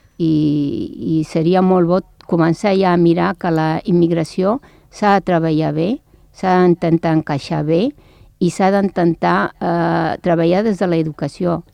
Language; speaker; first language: Catalan; early bilingual, other home language; Arabic